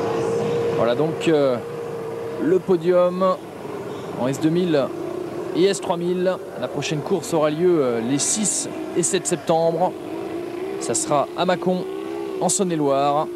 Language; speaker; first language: French; native; French